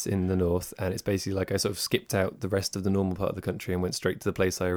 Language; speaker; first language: English; native; English